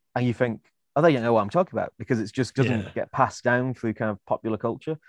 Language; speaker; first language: English; native; English